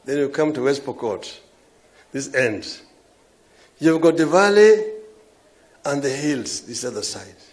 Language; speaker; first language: English; non-native, local second language; Luo (Kenya and Tanzania)